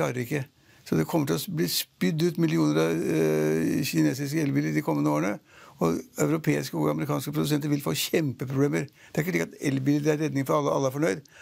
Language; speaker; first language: Norwegian; native; Norwegian